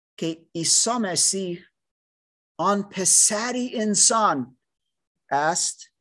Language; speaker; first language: Persian; non-native, learner; English